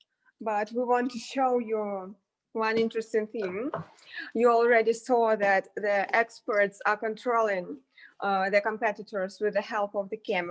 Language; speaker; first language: English; non-native, fluent; Russian